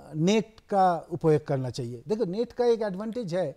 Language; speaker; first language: Hindi; non-native, local second language; Bangla